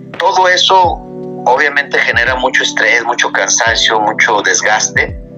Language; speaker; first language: Spanish; native; Spanish